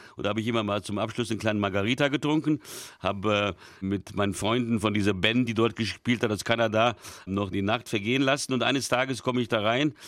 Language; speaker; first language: German; early bilingual, other home language; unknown